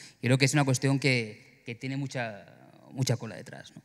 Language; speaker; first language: Spanish; native; Spanish